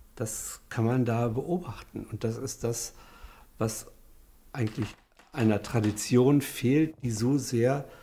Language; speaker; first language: German; native; German